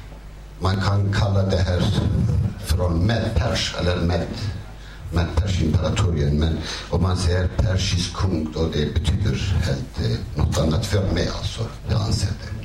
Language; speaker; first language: Swedish; non-native, fluent; Kurdish